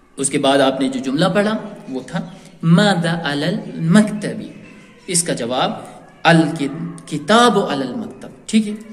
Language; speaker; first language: Urdu; native; Urdu